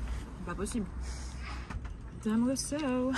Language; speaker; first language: Korean; non-native, fluent; French